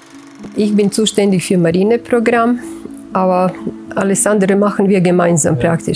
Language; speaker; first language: German; non-native, fluent; Croatian